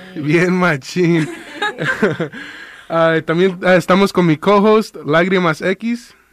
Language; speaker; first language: English; native; English